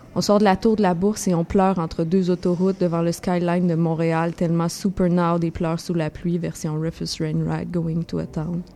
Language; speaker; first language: French; native; French